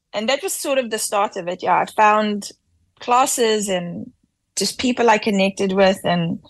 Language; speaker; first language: English; native; English